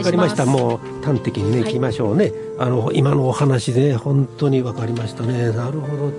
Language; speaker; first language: Japanese; native; Japanese